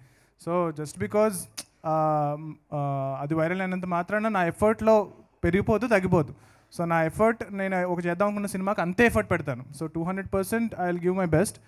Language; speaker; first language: Telugu; native; Telugu